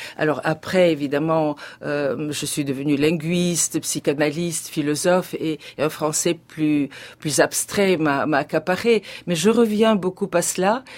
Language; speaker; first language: French; non-native, fluent; Bulgarian